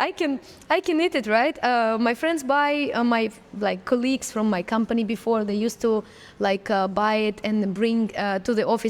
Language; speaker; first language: English; non-native, fluent; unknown